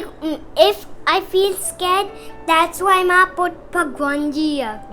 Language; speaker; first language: English; early bilingual, other home language; Hindi